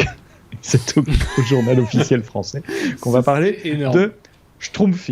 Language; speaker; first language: French; native; French